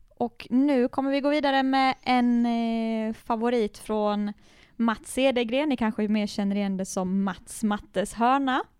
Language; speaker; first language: Swedish; native; Swedish